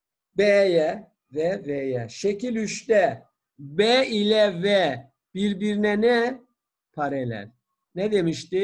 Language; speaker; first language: Turkish; native; Turkish